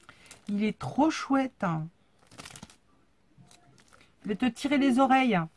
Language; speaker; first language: French; native; French